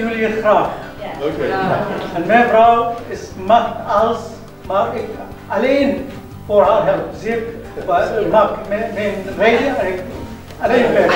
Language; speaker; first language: Dutch; non-native, learner; Arabic